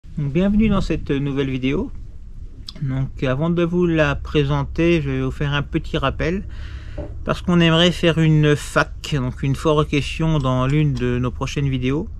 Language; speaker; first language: French; native; French